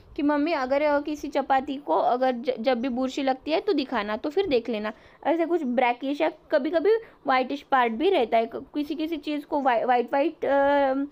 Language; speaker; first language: Hindi; non-native, local second language; Marathi